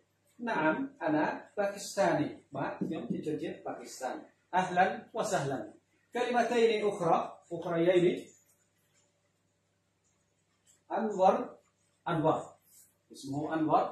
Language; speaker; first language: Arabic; non-native, fluent; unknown